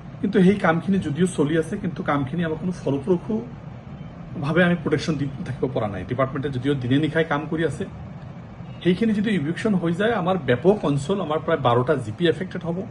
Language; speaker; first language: Assamese; non-native, local second language; Bangla